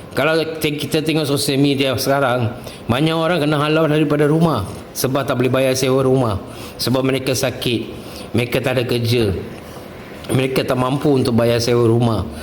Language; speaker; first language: Malay; non-native, local second language; Tamil